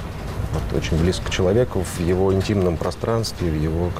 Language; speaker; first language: Russian; native; Russian